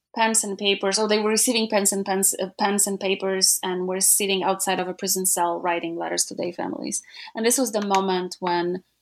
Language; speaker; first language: English; non-native, fluent; Polish